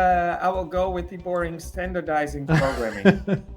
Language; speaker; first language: English; non-native, fluent; Dutch